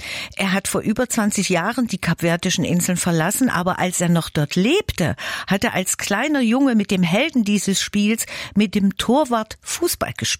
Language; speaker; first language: German; native; German